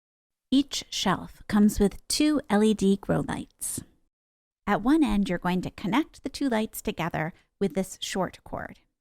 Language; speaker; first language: English; native; English